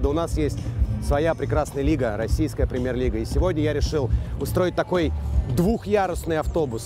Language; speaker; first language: Russian; native; Russian